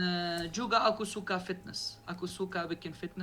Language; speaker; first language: Indonesian; non-native, learner; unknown